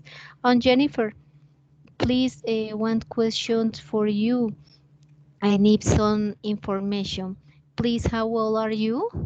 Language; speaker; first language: English; non-native, learner; Spanish